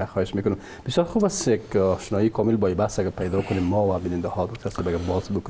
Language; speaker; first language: Persian; native; Persian